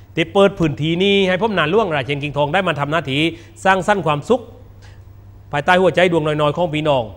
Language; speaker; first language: Thai; non-native, local second language; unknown